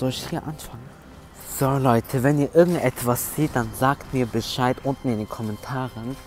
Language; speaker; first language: German; early bilingual, other home language; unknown